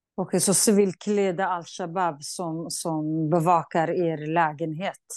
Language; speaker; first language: Swedish; non-native, fluent; Kurdish